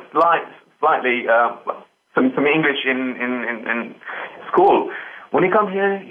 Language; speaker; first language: English; non-native, fluent; Romanian